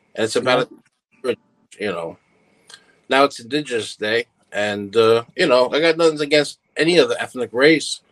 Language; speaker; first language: English; early bilingual, other home language; Italian